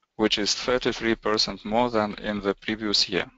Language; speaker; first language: English; non-native, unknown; Lithuanian